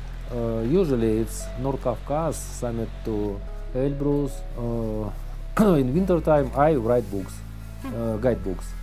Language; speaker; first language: English; non-native, learner; Russian